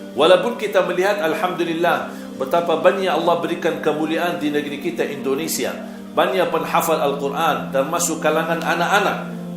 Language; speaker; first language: Malay; non-native, fluent; Arabic